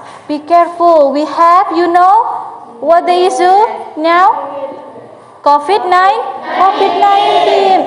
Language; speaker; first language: English; non-native, learner; Indonesian